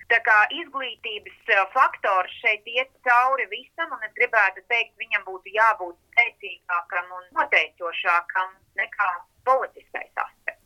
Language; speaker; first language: Latvian; native; Latvian